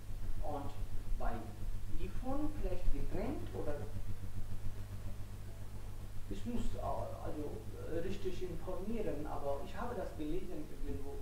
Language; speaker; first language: German; non-native, fluent; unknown